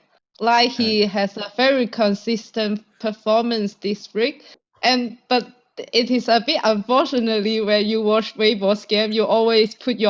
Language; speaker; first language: English; non-native, fluent; Chinese